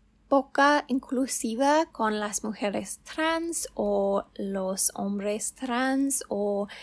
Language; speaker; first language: Spanish; non-native, learner; English